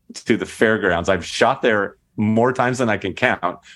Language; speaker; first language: English; native; English